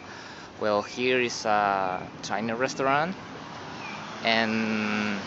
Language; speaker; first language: English; non-native, learner; Spanish